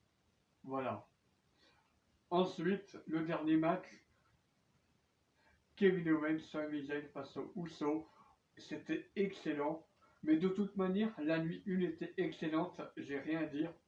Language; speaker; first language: French; native; French